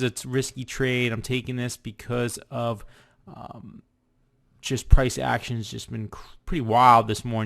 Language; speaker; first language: English; native; English